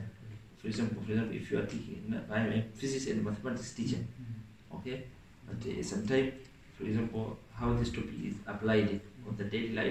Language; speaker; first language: English; non-native, local second language; Swahili